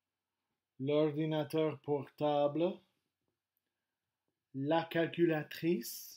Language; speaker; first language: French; non-native, fluent; English